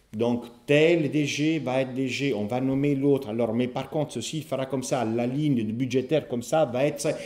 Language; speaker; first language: French; non-native, fluent; Italian